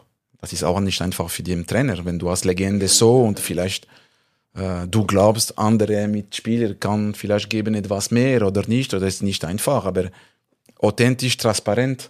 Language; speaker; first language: German; non-native, local second language; French